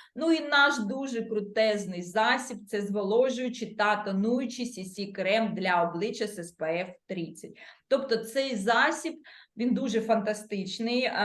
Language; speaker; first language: Ukrainian; non-native, local second language; Russian